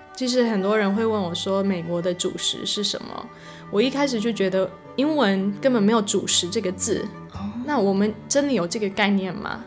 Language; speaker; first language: Chinese; non-native, fluent; English